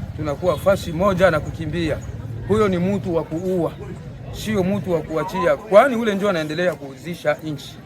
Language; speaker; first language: Swahili; native; Swahili